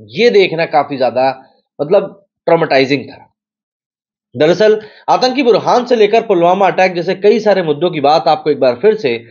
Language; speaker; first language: Hindi; native; Hindi